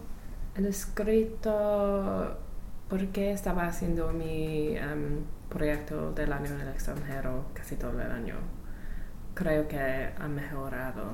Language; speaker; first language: Spanish; non-native, learner; English